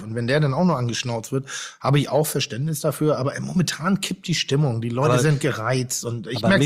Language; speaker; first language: German; native; German